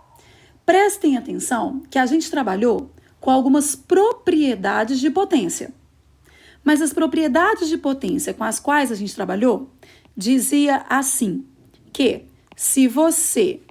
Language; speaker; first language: Portuguese; native; Portuguese